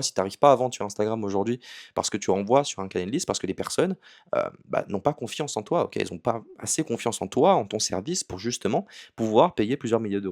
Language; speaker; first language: French; native; French